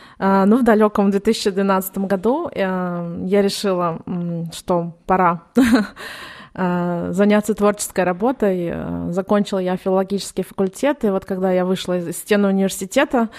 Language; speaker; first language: Russian; native; Russian